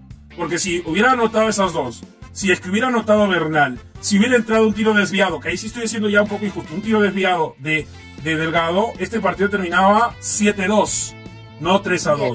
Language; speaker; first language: Spanish; native; Spanish